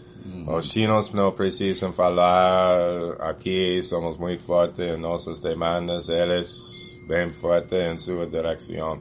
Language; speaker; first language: Portuguese; non-native, fluent; English